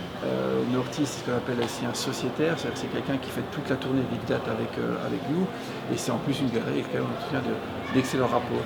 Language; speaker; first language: French; native; French